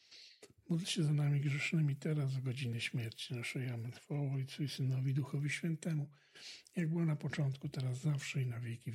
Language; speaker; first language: Polish; native; Polish